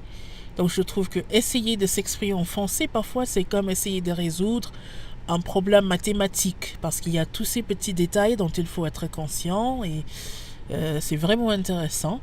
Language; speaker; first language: French; non-native, fluent; English